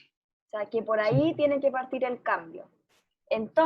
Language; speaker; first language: Spanish; native; Spanish